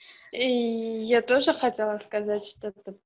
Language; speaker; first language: Russian; non-native, fluent; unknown